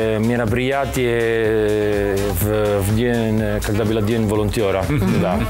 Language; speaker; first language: Russian; non-native, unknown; Italian